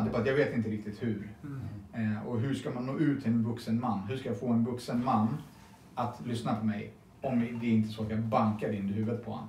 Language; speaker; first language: Swedish; native; Swedish